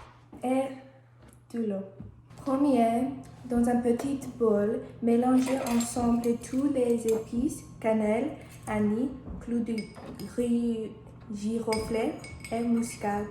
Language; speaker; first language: French; non-native, learner; English